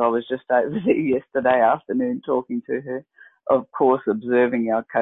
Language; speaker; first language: English; native; English